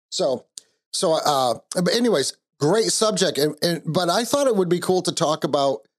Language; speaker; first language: English; native; English